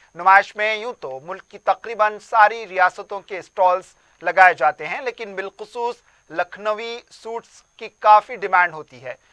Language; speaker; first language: Urdu; native; Urdu